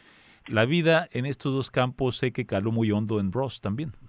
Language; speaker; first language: Spanish; native; Spanish